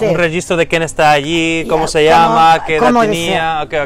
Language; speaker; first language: Spanish; non-native, fluent; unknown